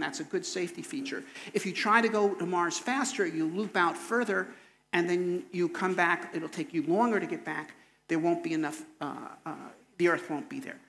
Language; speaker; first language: English; native; English